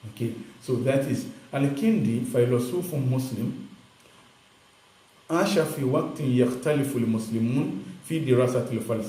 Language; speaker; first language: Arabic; non-native, fluent; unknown